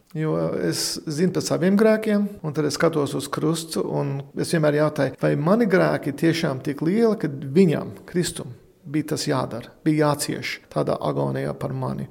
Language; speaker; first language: Latvian; early bilingual, heritage; Latvian